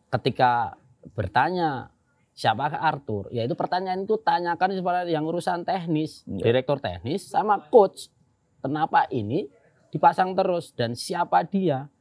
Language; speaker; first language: Indonesian; non-native, local second language; Javanese